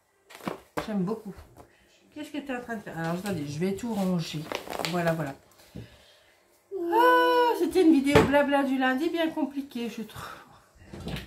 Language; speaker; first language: French; native; French